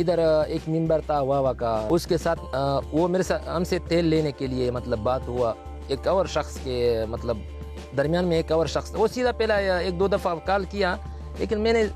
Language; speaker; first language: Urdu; non-native, local second language; Pashto